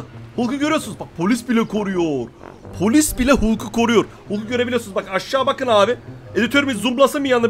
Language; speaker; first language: Turkish; native; Turkish